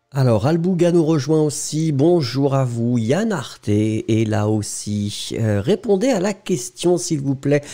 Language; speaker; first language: French; native; French